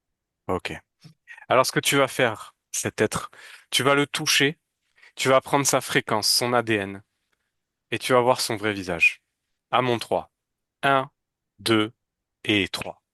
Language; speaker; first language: French; native; French